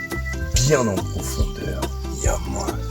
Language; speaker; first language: French; native; French